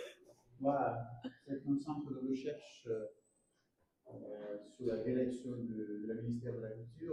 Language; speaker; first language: French; non-native, fluent; Armenian